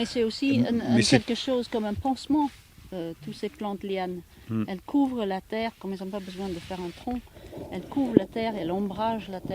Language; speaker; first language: French; non-native, fluent; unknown